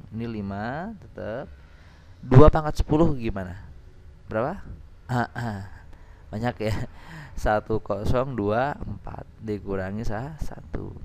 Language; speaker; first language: Indonesian; native; Indonesian